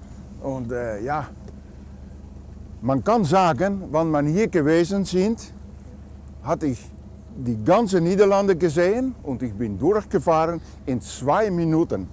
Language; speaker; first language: German; non-native, learner; Dutch